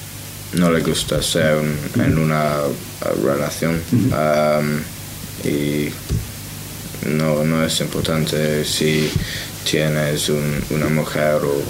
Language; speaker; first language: Spanish; non-native, learner; English